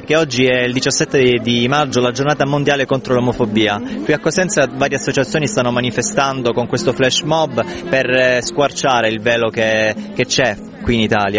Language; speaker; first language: Italian; native; Italian